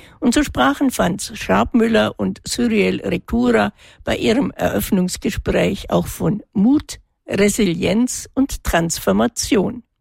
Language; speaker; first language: German; native; German